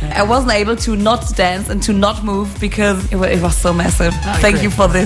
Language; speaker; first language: English; non-native, fluent; German